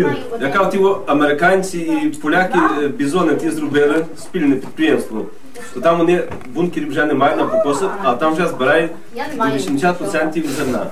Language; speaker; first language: Ukrainian; native; Ukrainian